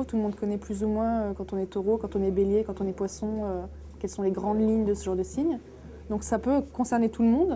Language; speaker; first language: French; native; French